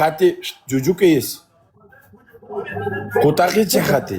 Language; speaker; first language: Russian; non-native, learner; Uzbek